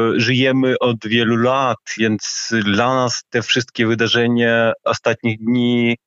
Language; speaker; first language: Polish; non-native, fluent; Ukrainian